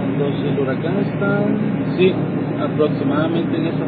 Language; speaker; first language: Spanish; native; Spanish